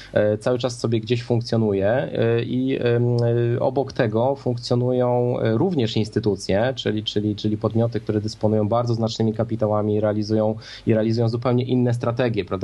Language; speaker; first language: Polish; native; Polish